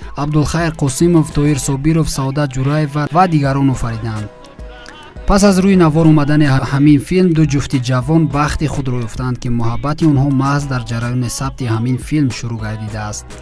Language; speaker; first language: Tajik; native; Tajik